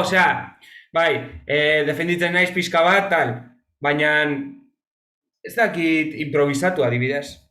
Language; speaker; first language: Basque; non-native, local second language; Spanish